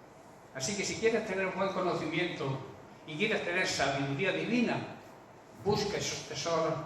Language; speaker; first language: Spanish; native; Spanish